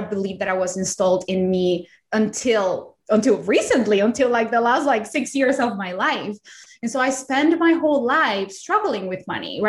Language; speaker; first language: English; non-native, fluent; Spanish